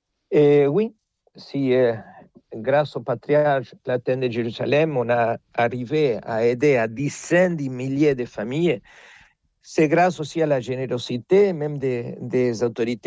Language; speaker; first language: French; non-native, fluent; Spanish